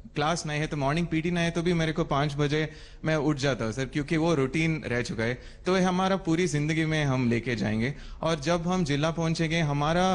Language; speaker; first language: Hindi; non-native, local second language; Kannada